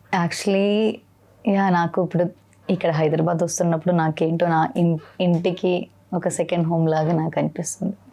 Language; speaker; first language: Telugu; non-native, learner; Malayalam